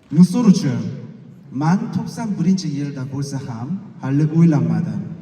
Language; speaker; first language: Uzbek; non-native, fluent; Korean